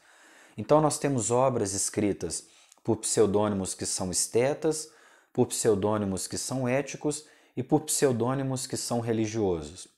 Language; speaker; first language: Portuguese; native; Portuguese